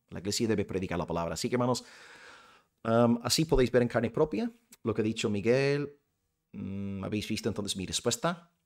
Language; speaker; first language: Spanish; non-native, fluent; English